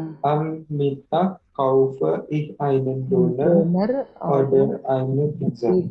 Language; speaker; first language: German; non-native, learner; Indonesian